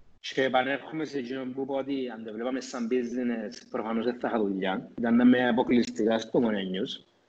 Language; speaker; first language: Greek; native; Greek